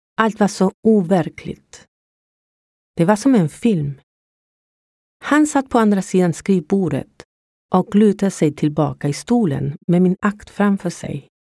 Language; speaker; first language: Swedish; non-native, fluent; Spanish